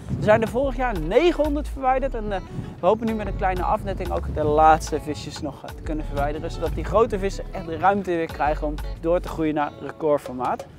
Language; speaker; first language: Dutch; native; Dutch